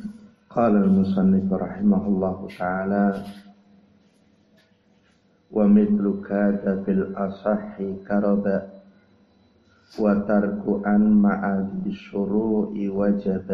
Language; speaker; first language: Arabic; non-native, fluent; Indonesian